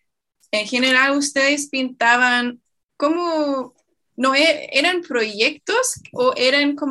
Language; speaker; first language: Spanish; non-native, fluent; English